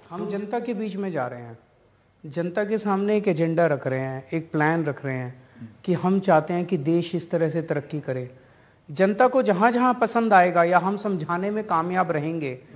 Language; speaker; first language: Hindi; native; Hindi